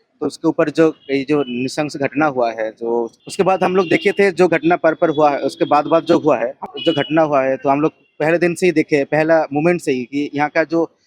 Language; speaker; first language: Hindi; non-native, local second language; Bangla